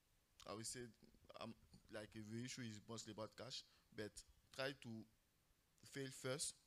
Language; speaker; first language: English; non-native, local second language; French